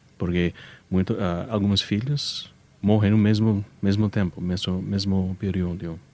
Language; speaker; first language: Portuguese; non-native, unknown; English